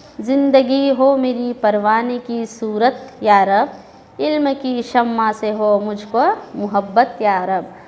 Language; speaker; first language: Hindi; native; Hindi